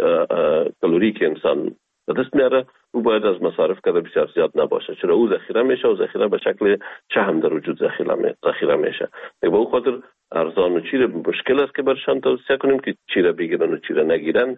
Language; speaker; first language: Persian; native; Persian